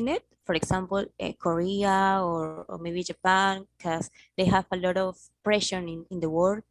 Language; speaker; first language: English; non-native, learner; Spanish